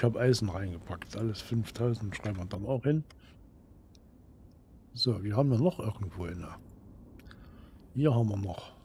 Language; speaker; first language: German; native; German